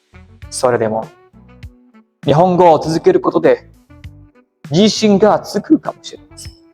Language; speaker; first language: Japanese; non-native, learner; Indonesian